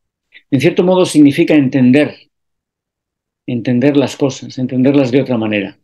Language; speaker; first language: Spanish; native; Spanish